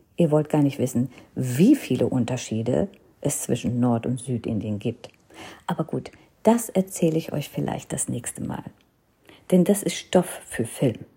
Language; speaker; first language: German; non-native, fluent; Hindi